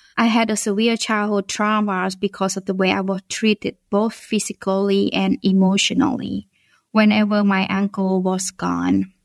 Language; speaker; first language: English; non-native, fluent; Khmer